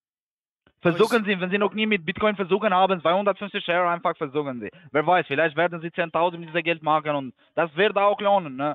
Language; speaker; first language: German; non-native, fluent; Albanian